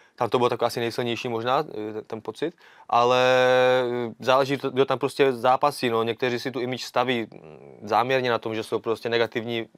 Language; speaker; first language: Czech; early bilingual, other home language; Vietnamese